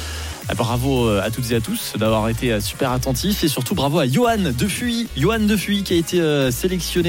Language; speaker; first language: French; native; French